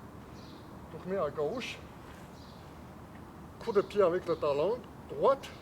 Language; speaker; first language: French; non-native, learner; Chinese